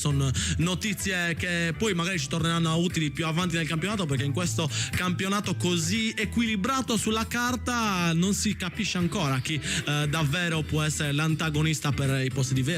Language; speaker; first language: Italian; native; Italian